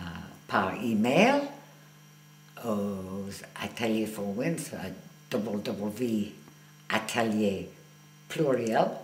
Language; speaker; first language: French; non-native, fluent; English